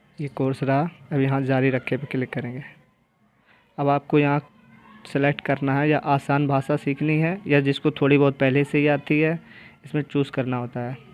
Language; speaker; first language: Hindi; native; Hindi